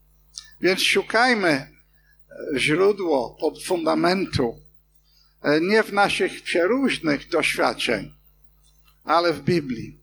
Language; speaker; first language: Polish; non-native, fluent; English